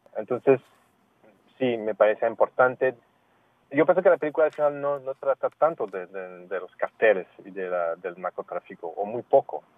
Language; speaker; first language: Spanish; non-native, fluent; English